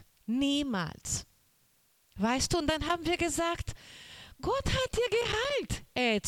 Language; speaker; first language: German; non-native, learner; Portuguese